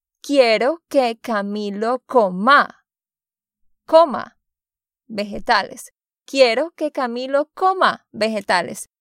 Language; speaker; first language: Spanish; native; Spanish